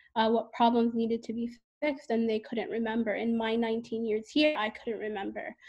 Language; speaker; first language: English; native; English